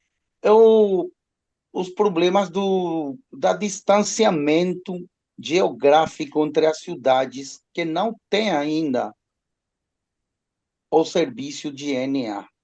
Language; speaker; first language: Portuguese; non-native, learner; Spanish